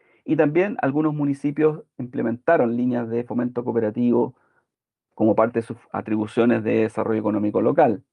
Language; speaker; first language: Spanish; native; Spanish